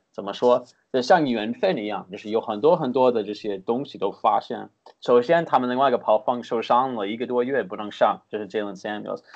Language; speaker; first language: Chinese; early bilingual, heritage; Chinese